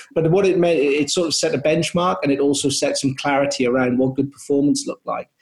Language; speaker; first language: English; native; English